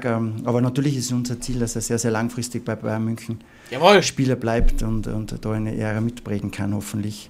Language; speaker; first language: German; native; German